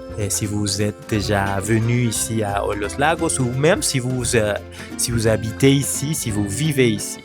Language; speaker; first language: French; non-native, fluent; Spanish